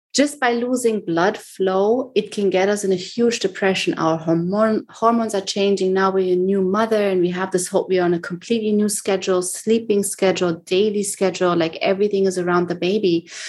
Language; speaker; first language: English; non-native, fluent; German